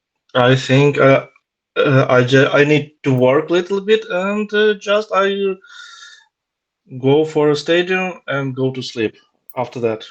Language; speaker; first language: English; non-native, learner; Ukrainian